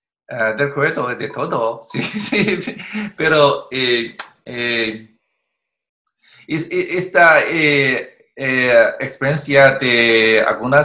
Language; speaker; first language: Spanish; non-native, learner; Chinese